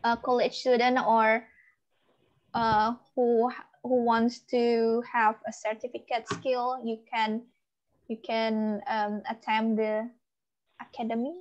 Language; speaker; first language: English; non-native, learner; Indonesian